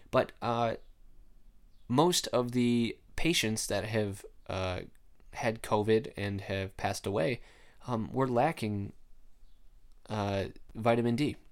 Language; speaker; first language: English; native; English